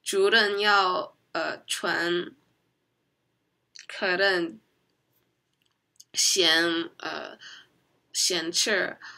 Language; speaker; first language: Chinese; non-native, learner; Korean